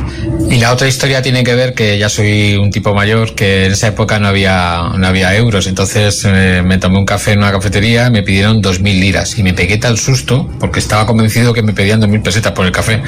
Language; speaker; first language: Spanish; native; Spanish